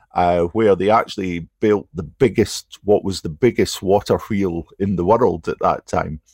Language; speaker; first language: English; native; English